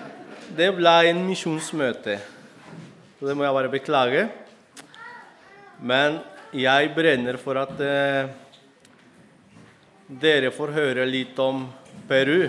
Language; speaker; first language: Norwegian; non-native, fluent; Spanish